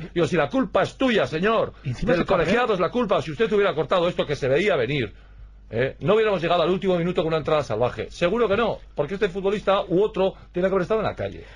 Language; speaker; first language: Spanish; native; Spanish